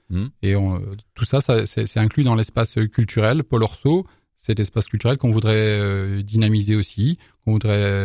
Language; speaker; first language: French; native; French